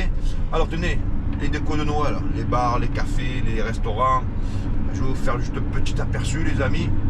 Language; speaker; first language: French; native; French